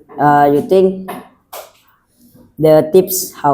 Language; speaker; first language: English; non-native, learner; Indonesian